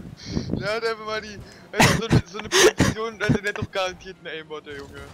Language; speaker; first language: German; native; German